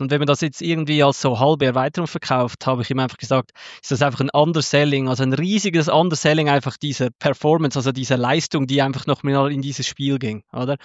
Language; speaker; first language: German; native; German